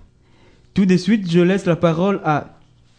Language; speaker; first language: French; native; French